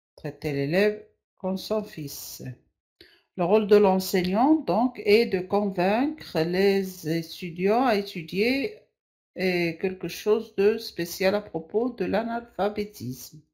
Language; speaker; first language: French; non-native, local second language; Arabic